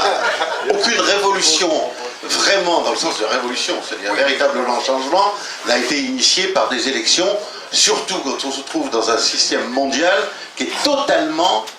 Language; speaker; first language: French; native; French